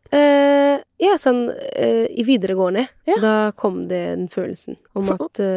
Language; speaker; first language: Norwegian; non-native, fluent; Italian